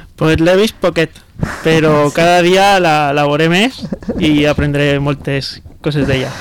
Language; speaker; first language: Catalan; native; Catalan